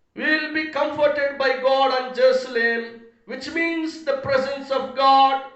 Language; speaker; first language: English; non-native, local second language; Telugu